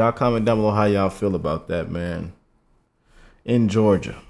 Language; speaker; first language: English; native; English